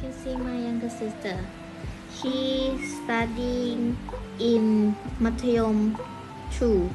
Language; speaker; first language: English; non-native, learner; Thai